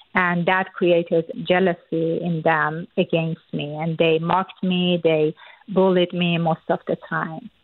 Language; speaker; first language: English; non-native, fluent; Persian